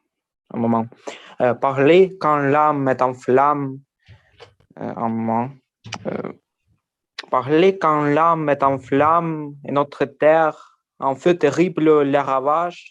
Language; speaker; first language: French; non-native, learner; Ukrainian